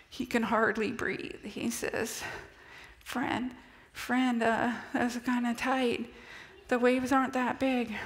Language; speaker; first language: English; native; English